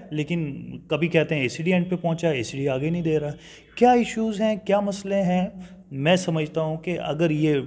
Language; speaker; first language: Hindi; non-native, local second language; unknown